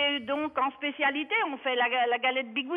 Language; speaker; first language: French; native; French